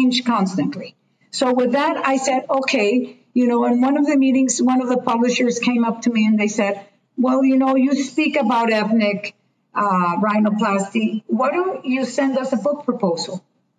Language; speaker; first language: English; non-native, fluent; Spanish